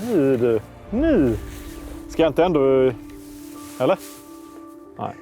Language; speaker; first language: Swedish; native; Swedish